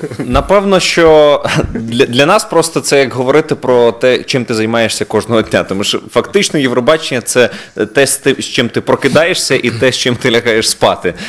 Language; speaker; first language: Ukrainian; native; Ukrainian